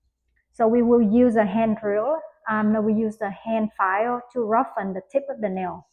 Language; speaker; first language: English; non-native, fluent; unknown